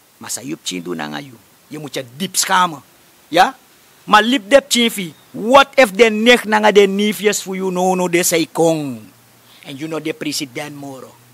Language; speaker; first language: Dutch; native; Dutch